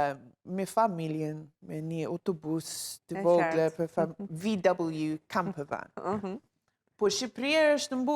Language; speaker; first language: Albanian; non-native, learner; English